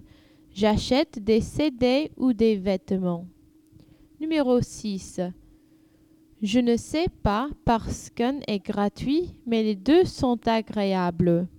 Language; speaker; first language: French; non-native, learner; English